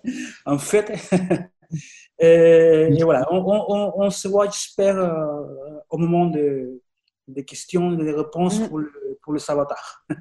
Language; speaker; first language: French; non-native, fluent; Spanish